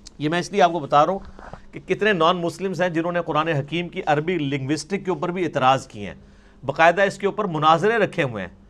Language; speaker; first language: Urdu; non-native, local second language; Punjabi